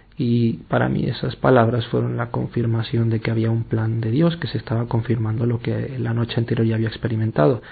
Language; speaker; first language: Spanish; native; Spanish